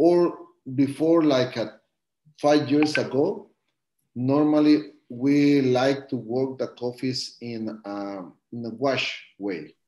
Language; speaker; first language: English; non-native, learner; Spanish